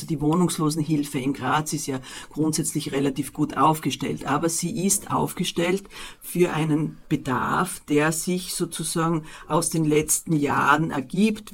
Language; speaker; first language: German; native; German